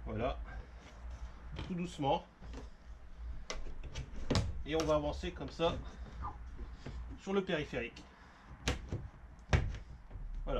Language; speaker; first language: French; native; French